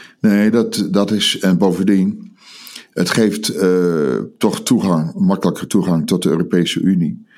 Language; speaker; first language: Dutch; native; Dutch